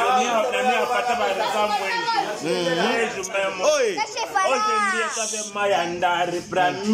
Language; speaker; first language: Portuguese; non-native, learner; Lingala